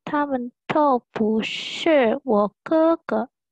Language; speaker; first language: Chinese; non-native, learner; Indonesian